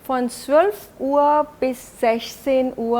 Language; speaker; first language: German; non-native, fluent; Hindi